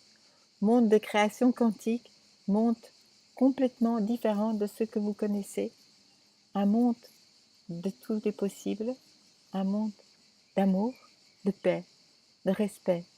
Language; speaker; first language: French; native; French